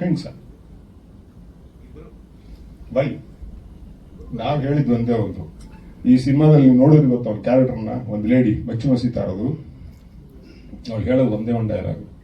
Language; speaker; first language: Kannada; native; Kannada